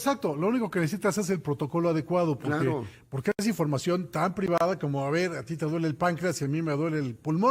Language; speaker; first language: Spanish; native; Spanish